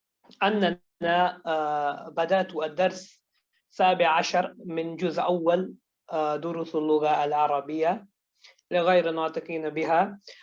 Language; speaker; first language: Arabic; non-native, fluent; Urdu